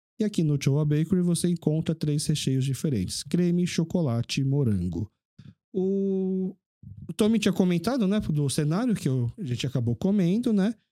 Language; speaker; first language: Portuguese; early bilingual, other home language; Korean